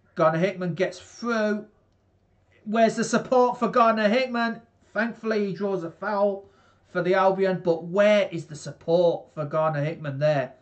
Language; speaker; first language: English; native; English